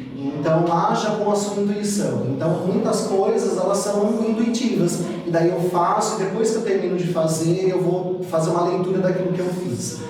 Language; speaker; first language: Portuguese; native; Portuguese